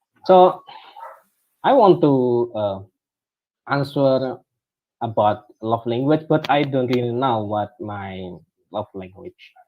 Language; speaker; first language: English; non-native, learner; Indonesian